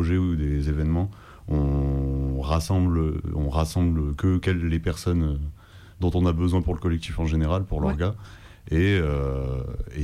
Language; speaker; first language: French; native; French